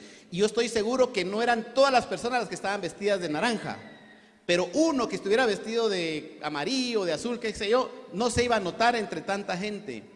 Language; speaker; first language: Spanish; native; Spanish